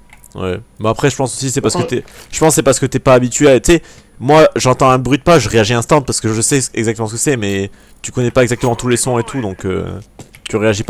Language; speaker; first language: French; native; French